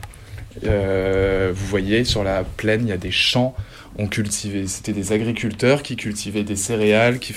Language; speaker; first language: French; native; French